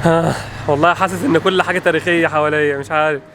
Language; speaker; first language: Arabic; native; Arabic